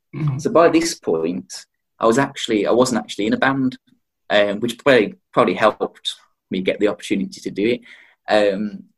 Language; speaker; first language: English; native; English